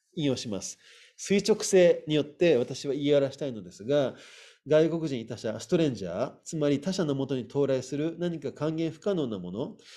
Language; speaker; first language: Japanese; native; Japanese